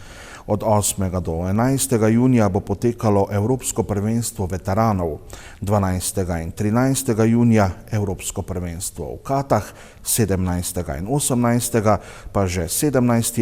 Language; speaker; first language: Slovenian; native; Slovenian